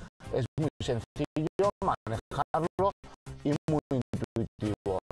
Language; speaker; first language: Spanish; native; Spanish